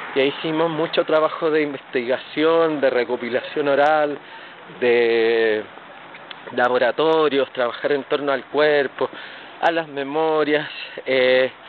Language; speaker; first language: Spanish; native; Spanish